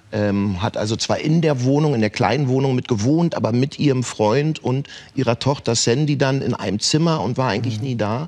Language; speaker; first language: German; native; German